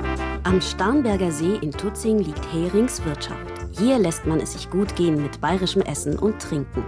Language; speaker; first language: German; native; German